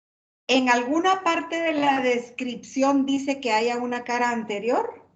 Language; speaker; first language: Spanish; native; Spanish